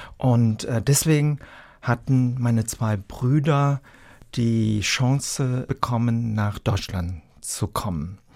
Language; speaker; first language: German; early bilingual, other home language; Vietnamese